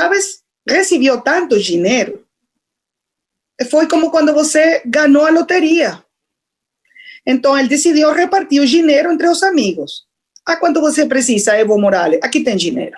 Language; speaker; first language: Portuguese; non-native, fluent; Spanish